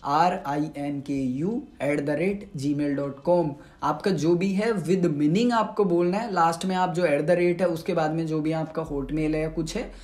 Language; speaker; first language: Hindi; native; Hindi